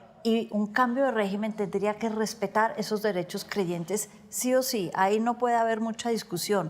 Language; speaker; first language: Spanish; native; Spanish